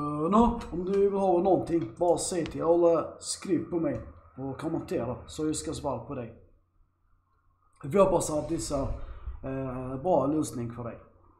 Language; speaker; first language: Swedish; non-native, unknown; Arabic